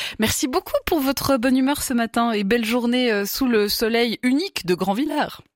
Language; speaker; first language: French; native; French